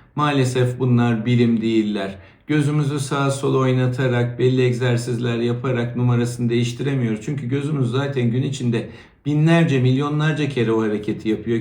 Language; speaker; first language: Turkish; native; Turkish